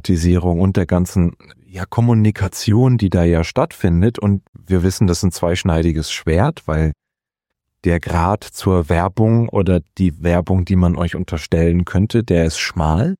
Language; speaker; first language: German; native; German